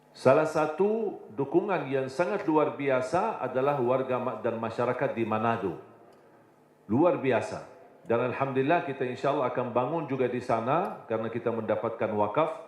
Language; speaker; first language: Indonesian; non-native, fluent; Arabic